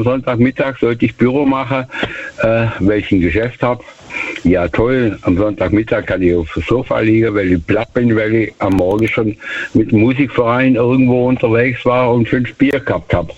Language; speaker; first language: German; native; German